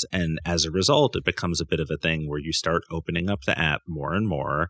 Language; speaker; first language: English; native; English